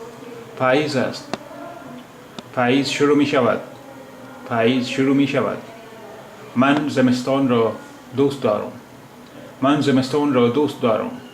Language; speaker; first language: Persian; non-native, fluent; Urdu